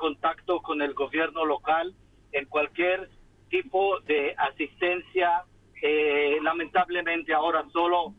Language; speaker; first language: Spanish; non-native, fluent; Hebrew